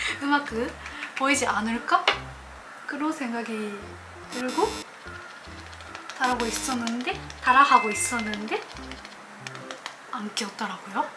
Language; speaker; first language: Korean; non-native, learner; Japanese